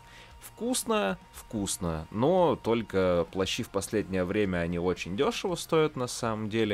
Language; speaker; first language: Russian; native; Russian